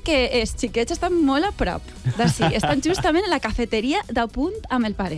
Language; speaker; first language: Catalan; native; Catalan